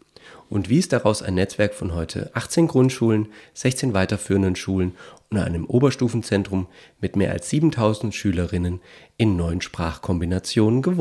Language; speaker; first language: German; native; German